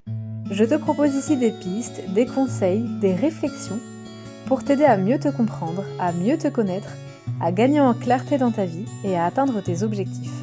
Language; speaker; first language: French; native; French